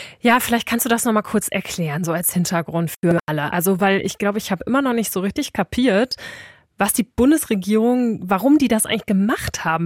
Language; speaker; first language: German; native; German